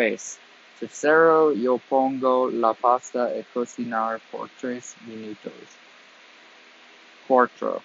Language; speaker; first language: Spanish; non-native, learner; English